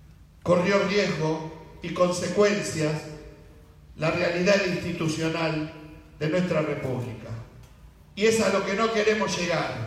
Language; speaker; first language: Spanish; native; Spanish